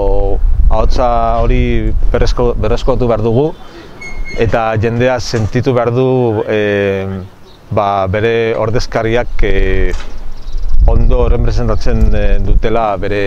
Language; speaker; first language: Basque; non-native, local second language; Spanish